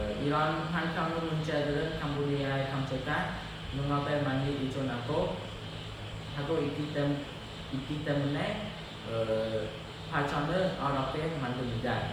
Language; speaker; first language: Korean; non-native, learner; Khmer